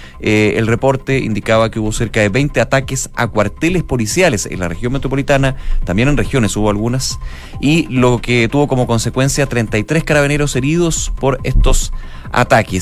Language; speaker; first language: Spanish; native; Spanish